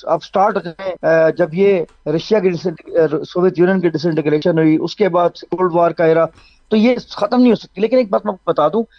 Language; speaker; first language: Urdu; non-native, local second language; Saraiki